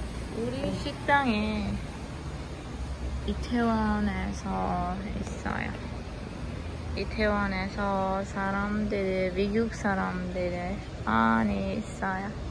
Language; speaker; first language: Korean; non-native, learner; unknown